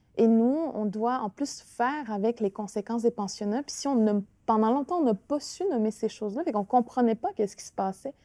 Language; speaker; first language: French; non-native, local second language; Innu-aimun